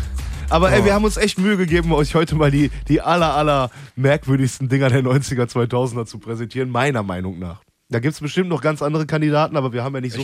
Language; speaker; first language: German; native; German